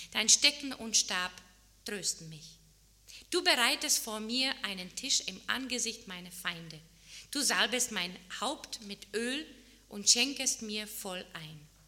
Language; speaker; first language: German; non-native, fluent; Czech